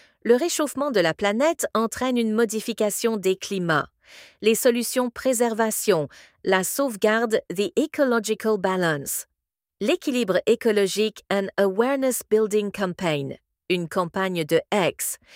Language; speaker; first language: French; native; French